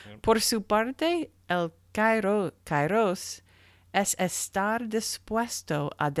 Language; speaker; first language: Spanish; non-native, learner; English